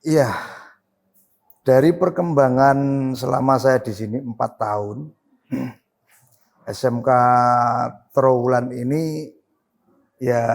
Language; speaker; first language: Indonesian; native; Indonesian